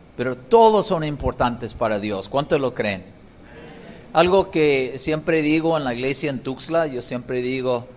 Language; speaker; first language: Spanish; non-native, fluent; English